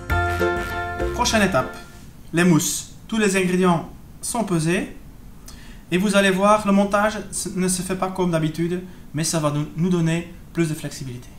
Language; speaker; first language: French; native; French